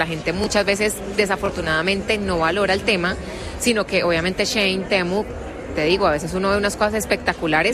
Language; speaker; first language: Spanish; native; Spanish